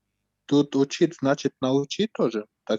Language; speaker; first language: Russian; non-native, learner; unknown